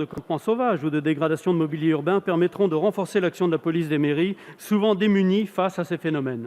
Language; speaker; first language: French; native; French